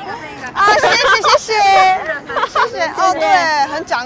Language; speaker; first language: Chinese; non-native, learner; Korean